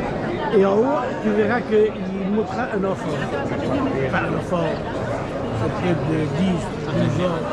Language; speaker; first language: French; non-native, fluent; Spanish